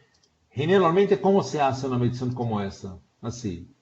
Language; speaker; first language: Spanish; non-native, fluent; Portuguese